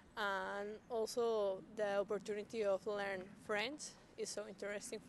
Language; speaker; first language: English; non-native, learner; Spanish